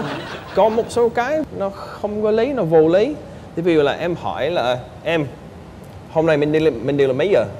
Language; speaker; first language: Vietnamese; non-native, fluent; English